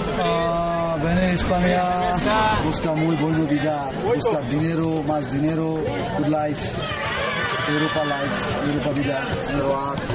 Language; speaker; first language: Spanish; non-native, learner; Bangla